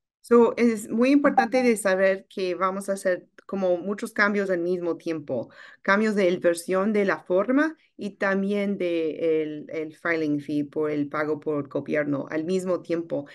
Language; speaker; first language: Spanish; non-native, learner; English